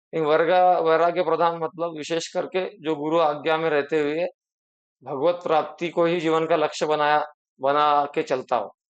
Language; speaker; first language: Hindi; non-native, local second language; Marathi